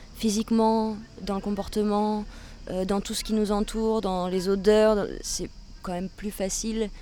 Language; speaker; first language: French; native; French